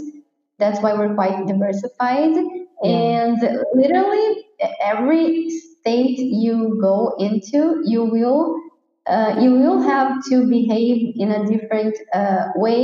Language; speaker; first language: English; non-native, fluent; Portuguese